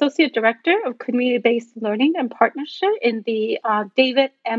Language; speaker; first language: English; non-native, fluent; Min Nan Chinese